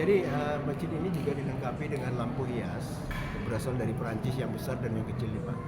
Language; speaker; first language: Indonesian; native; Indonesian